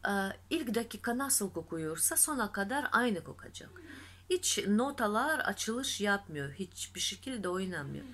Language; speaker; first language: Turkish; non-native, fluent; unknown